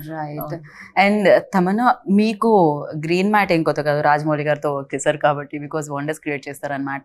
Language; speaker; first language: Telugu; native; Telugu